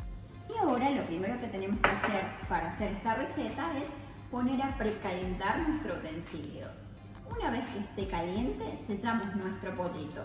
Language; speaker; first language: Spanish; native; Spanish